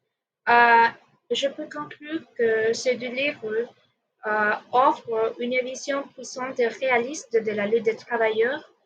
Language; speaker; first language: French; non-native, learner; Spanish